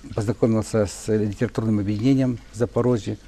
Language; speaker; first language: Russian; non-native, local second language; Ukrainian